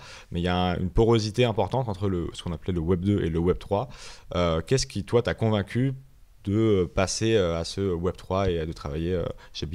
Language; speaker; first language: French; native; French